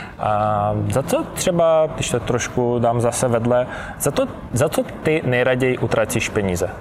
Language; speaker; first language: Czech; native; Czech